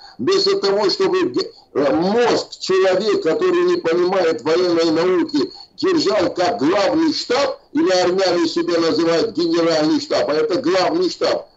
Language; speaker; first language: Russian; non-native, local second language; Armenian